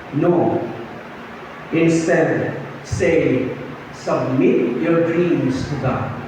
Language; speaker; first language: English; non-native, local second language; Filipino